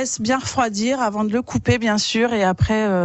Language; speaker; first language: French; native; French